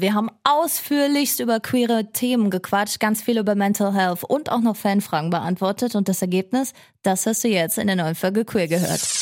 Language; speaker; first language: German; native; German